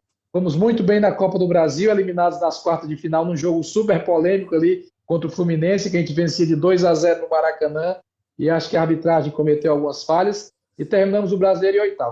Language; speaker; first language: Portuguese; native; Portuguese